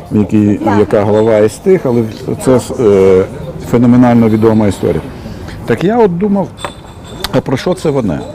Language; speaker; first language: Ukrainian; non-native, local second language; Russian